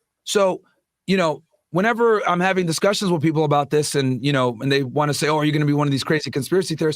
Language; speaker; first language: English; native; English